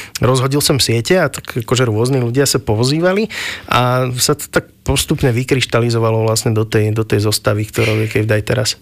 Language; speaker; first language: Slovak; native; Slovak